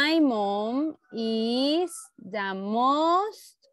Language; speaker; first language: English; non-native, learner; Spanish